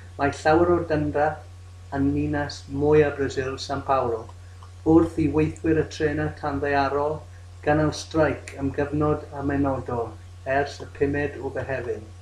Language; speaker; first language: Welsh; non-native, local second language; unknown